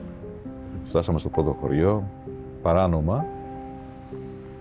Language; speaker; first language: Greek; non-native, fluent; Albanian